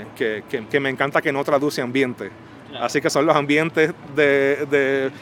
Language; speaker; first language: Spanish; early bilingual, heritage; Spanish